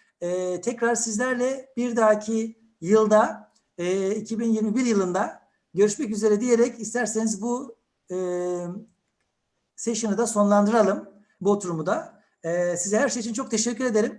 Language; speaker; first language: Turkish; native; Turkish